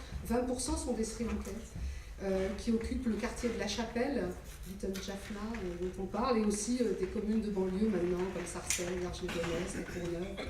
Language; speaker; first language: French; native; French